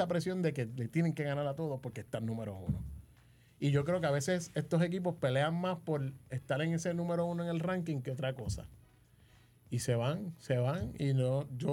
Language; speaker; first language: Spanish; native; Spanish